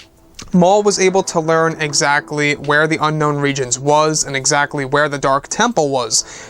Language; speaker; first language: English; native; English